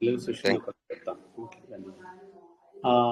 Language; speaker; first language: Telugu; non-native, learner; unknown